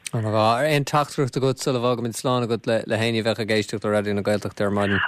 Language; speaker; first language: Irish; native; Irish